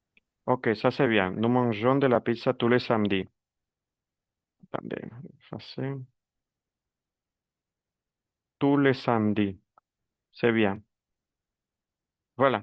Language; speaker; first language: French; non-native, fluent; Spanish